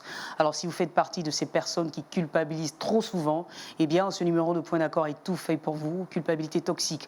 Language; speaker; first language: French; native; French